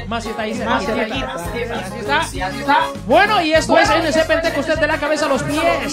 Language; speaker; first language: Spanish; native; Spanish